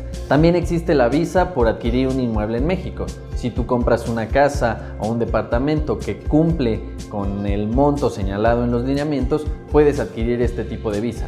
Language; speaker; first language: Spanish; native; Spanish